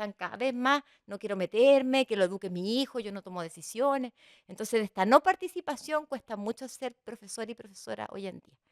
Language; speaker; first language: Spanish; native; Spanish